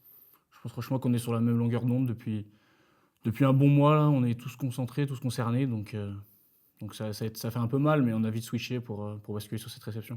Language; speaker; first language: French; native; French